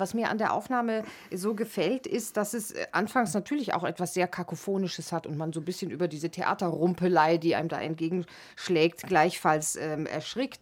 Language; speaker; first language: German; native; German